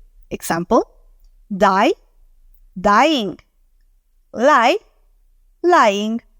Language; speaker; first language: English; non-native, fluent; Spanish